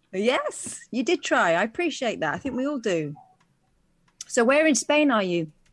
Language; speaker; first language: English; native; English